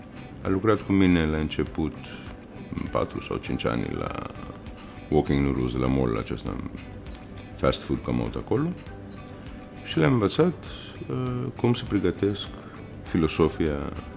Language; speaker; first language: Romanian; non-native, learner; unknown